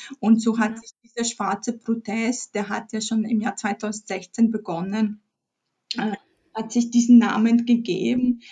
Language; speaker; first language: German; early bilingual, other home language; Polish